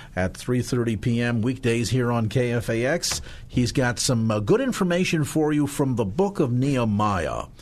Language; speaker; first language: English; native; English